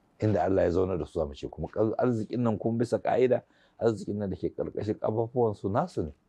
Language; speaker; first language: Hausa; native; Hausa